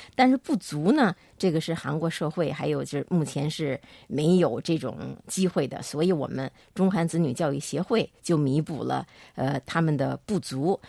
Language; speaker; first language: Chinese; native; Chinese